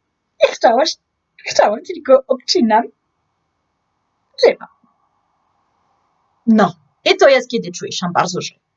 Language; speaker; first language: Polish; non-native, learner; French